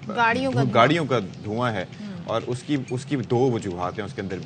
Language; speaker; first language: Urdu; native; Urdu